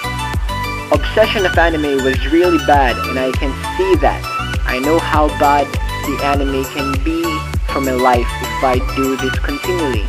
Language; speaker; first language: English; non-native, fluent; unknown